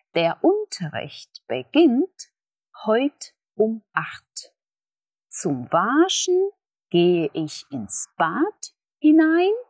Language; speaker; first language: German; non-native, fluent; Russian